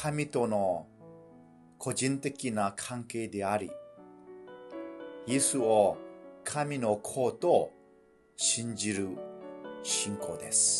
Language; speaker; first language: Japanese; non-native, fluent; Burmese